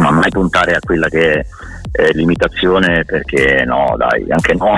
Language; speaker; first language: Italian; native; Italian